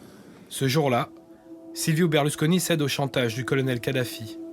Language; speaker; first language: French; native; French